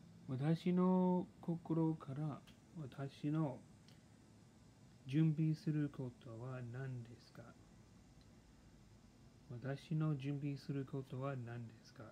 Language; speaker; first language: Japanese; non-native, learner; English